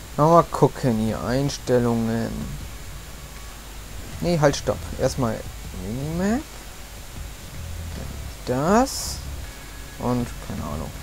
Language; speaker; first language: German; native; German